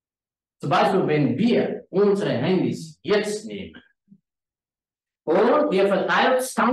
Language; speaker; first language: German; non-native, learner; Afrikaans